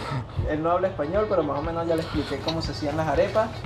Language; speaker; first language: Spanish; native; Spanish